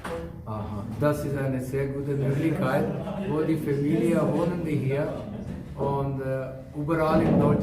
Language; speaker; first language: German; non-native, learner; Urdu